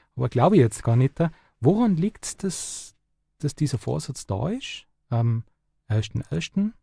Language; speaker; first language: German; native; German